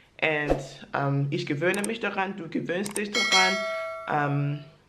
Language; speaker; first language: German; non-native, fluent; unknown